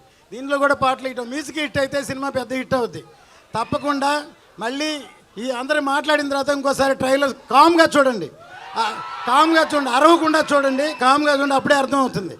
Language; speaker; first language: Telugu; native; Telugu